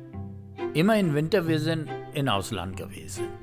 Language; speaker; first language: German; non-native, learner; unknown